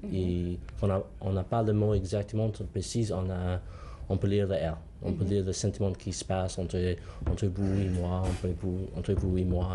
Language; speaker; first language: French; non-native, learner; English